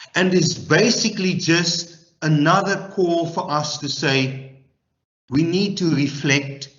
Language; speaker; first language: English; non-native, local second language; Afrikaans